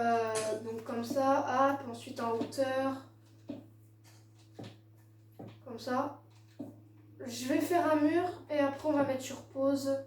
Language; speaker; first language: French; native; French